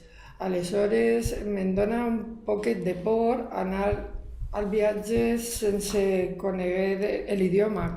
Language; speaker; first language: Catalan; non-native, local second language; Spanish